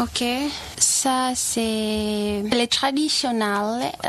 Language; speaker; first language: French; non-native, learner; Masai